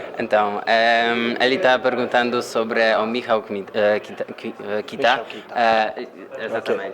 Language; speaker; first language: Portuguese; non-native, fluent; Polish